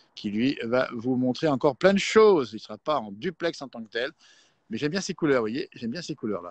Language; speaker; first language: French; native; French